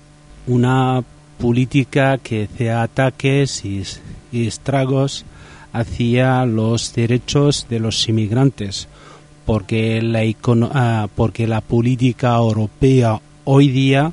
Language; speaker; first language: Spanish; non-native, fluent; Riffian